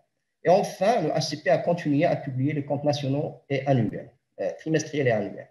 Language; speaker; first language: French; non-native, local second language; Arabic